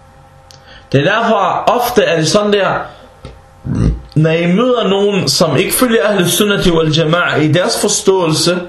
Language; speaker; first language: Danish; non-native, fluent; Arabic